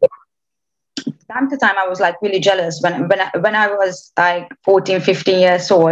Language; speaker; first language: English; non-native, fluent; Romanian